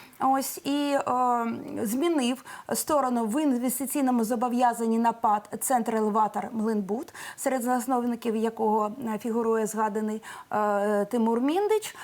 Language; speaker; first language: Ukrainian; native; Ukrainian